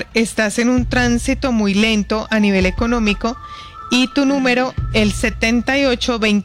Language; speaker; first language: Spanish; native; Spanish